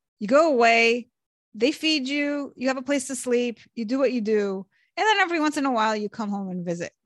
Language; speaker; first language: English; early bilingual, other home language; Hebrew